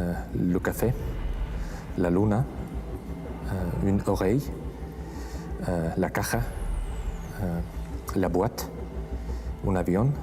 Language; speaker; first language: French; non-native, fluent; Russian